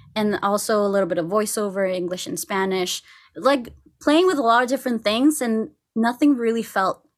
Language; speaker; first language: English; non-native, fluent; Spanish